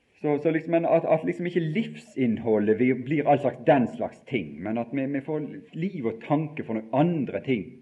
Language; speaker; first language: Norwegian; native; Norwegian